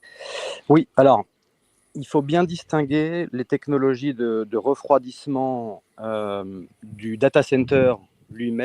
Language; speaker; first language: French; native; French